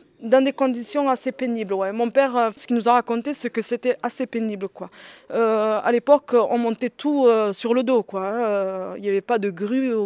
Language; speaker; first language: French; early bilingual, other home language; Riffian